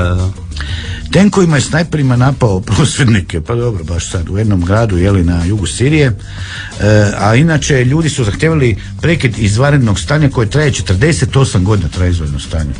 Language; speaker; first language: Croatian; native; Croatian